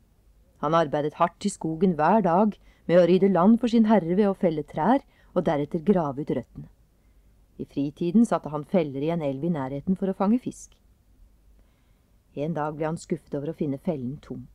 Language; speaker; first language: Norwegian; native; Norwegian